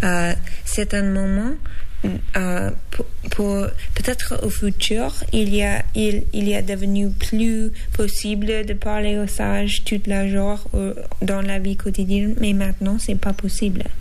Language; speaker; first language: French; non-native, learner; English